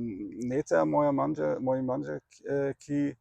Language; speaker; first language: Slovak; non-native, learner; German